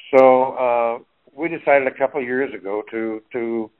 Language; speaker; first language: English; native; English